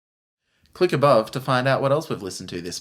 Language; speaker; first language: English; native; English